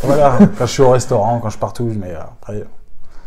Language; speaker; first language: French; native; French